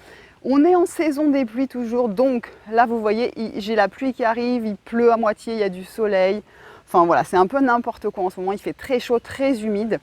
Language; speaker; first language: French; native; French